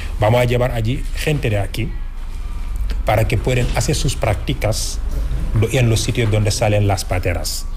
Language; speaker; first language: Spanish; non-native, fluent; Wolof